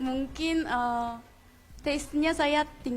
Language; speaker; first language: Indonesian; non-native, fluent; Korean